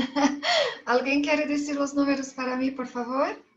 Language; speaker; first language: Spanish; non-native, fluent; Portuguese